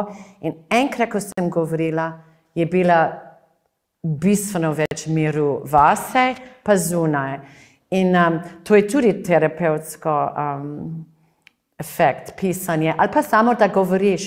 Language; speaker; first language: Slovenian; non-native, fluent; English